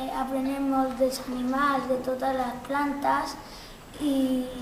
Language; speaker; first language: Catalan; early bilingual, other home language; Spanish